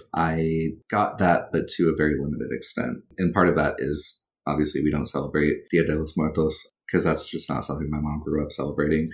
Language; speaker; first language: English; early bilingual, other home language; Spanish